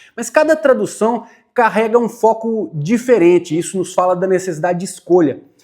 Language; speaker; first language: Portuguese; native; Portuguese